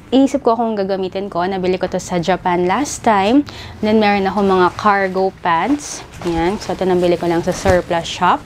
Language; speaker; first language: Filipino; native; Filipino